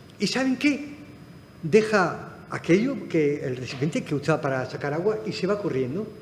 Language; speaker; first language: Spanish; non-native, fluent; Arabic